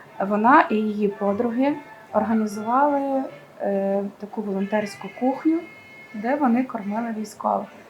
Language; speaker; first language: Ukrainian; native; Ukrainian